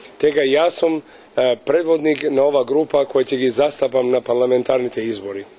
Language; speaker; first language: Macedonian; early bilingual, heritage; Albanian